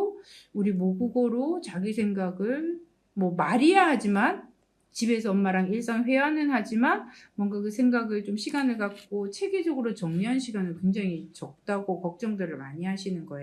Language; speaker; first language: Korean; native; Korean